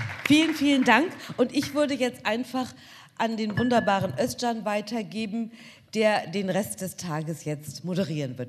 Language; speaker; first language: German; native; German